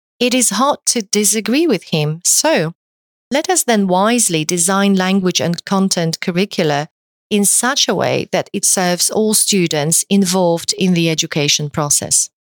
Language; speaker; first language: English; non-native, fluent; Polish